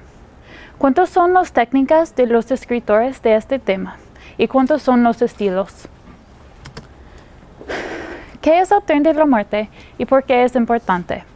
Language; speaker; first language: Spanish; non-native, learner; English